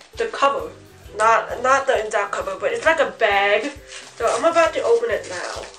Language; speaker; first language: English; early bilingual, other home language; Chinese